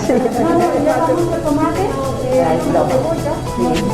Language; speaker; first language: Spanish; non-native, learner; Amharic